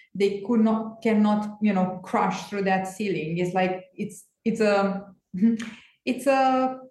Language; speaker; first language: English; non-native, fluent; Romanian